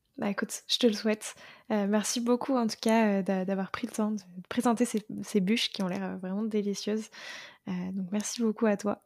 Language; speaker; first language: French; native; French